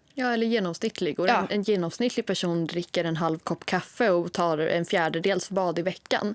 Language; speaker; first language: Swedish; native; Swedish